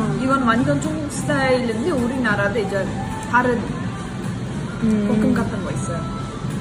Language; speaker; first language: Korean; non-native, fluent; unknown